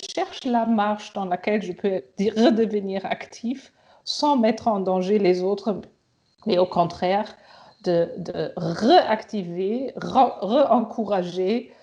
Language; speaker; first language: French; non-native, fluent; German